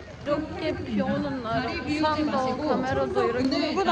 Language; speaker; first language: Korean; non-native, fluent; Turkish